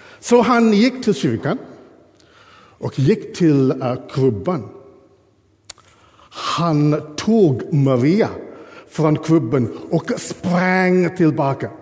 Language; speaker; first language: Swedish; non-native, fluent; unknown